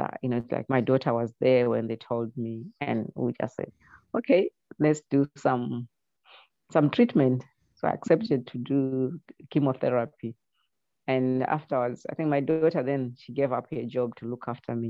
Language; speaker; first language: English; non-native, local second language; Shona